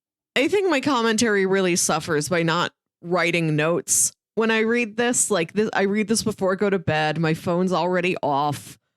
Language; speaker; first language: English; native; English